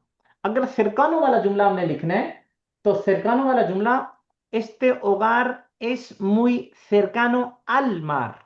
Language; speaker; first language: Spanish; non-native, learner; Urdu